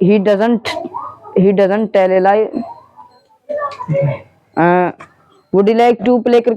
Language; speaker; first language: English; non-native, learner; Hindi